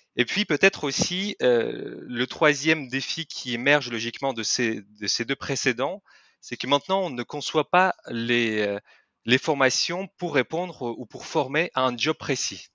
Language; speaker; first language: French; non-native, fluent; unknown